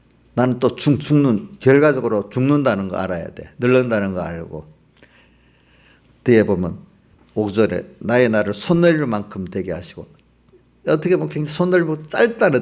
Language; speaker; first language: Korean; native; Korean